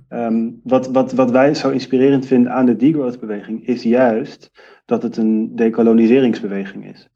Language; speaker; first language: Dutch; native; Dutch